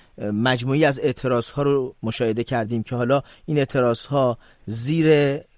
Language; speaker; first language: Persian; native; Persian